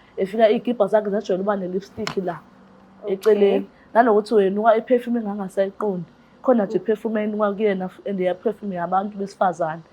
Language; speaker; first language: Zulu; native; Zulu